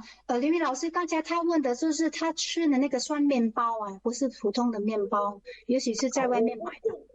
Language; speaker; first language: Chinese; early bilingual, heritage; Chinese